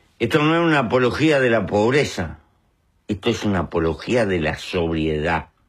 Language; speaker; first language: Spanish; native; Spanish